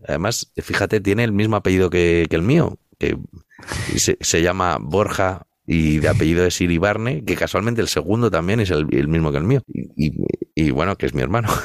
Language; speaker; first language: Spanish; native; Spanish